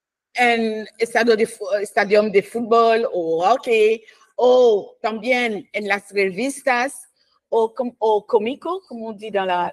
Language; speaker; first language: Spanish; non-native, fluent; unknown